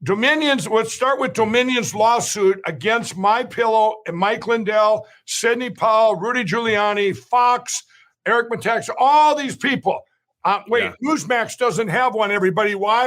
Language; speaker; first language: English; native; English